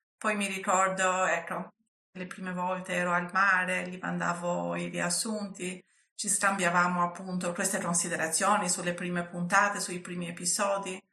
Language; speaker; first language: Italian; non-native, fluent; Albanian